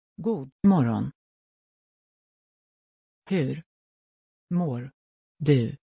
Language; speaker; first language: Swedish; non-native, learner; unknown